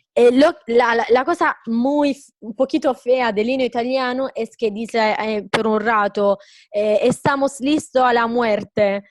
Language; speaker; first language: Spanish; non-native, fluent; Italian